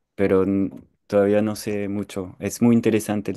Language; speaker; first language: Spanish; non-native, fluent; French